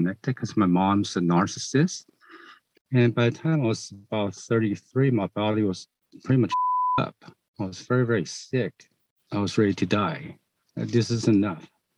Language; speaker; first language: English; non-native, fluent; Chinese